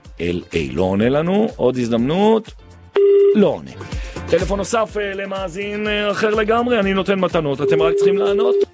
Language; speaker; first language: Hebrew; native; Hebrew